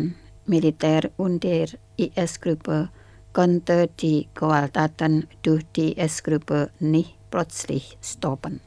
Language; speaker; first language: German; non-native, fluent; Indonesian